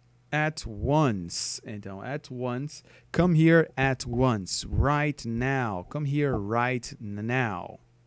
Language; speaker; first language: English; non-native, fluent; Portuguese